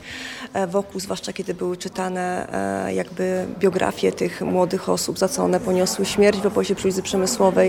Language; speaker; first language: Polish; native; Polish